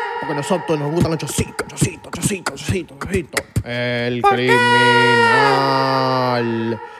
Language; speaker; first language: Spanish; native; Spanish